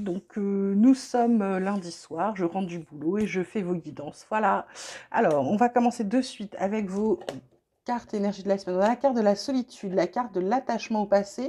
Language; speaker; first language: French; native; French